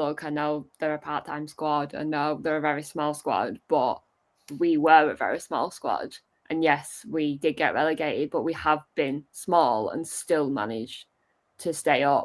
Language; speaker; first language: English; native; English